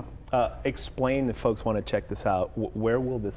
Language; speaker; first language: English; native; English